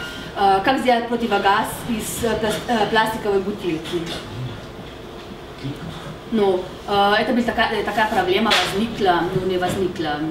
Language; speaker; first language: Russian; non-native, fluent; Slovenian